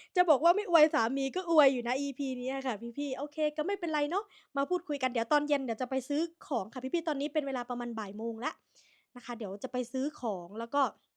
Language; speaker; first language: Thai; native; Thai